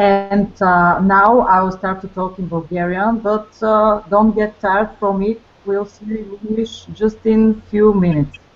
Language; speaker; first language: English; non-native, fluent; Bulgarian